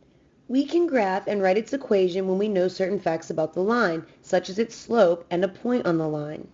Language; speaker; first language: English; native; English